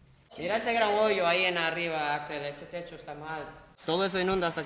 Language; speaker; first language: Spanish; non-native, fluent; English